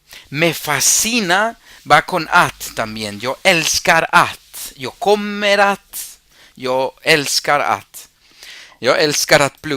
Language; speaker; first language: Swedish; non-native, fluent; Spanish